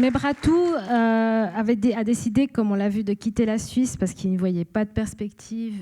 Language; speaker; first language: French; native; French